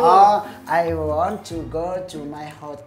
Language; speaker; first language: English; non-native, learner; Indonesian